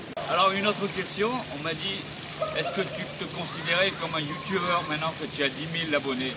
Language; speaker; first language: French; early bilingual, other home language; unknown